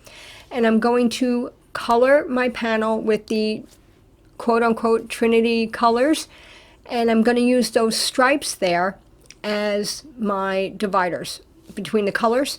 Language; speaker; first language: English; native; English